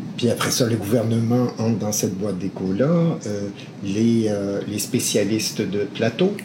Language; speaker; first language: French; native; French